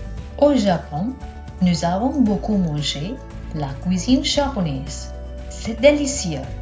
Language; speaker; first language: French; non-native, learner; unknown